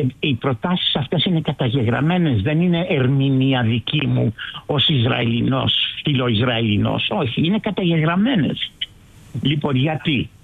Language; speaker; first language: Greek; early bilingual, heritage; Greek